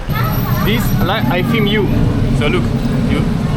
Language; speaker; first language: English; non-native, learner; French